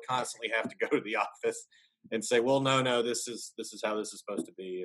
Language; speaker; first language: English; native; English